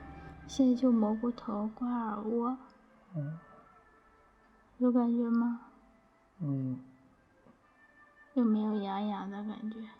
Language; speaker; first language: Chinese; native; Chinese